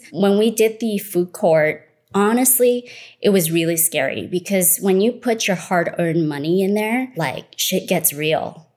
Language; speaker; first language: English; early bilingual, other home language; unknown